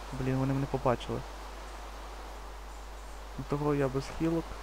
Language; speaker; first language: Ukrainian; native; Ukrainian